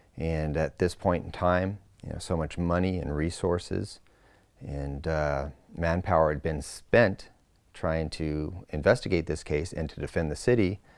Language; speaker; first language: English; native; English